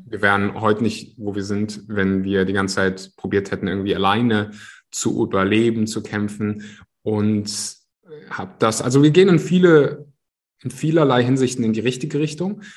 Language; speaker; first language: German; early bilingual, other home language; Russian